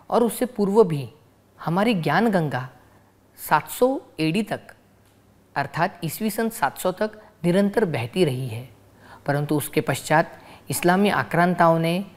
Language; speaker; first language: Hindi; non-native, local second language; Marathi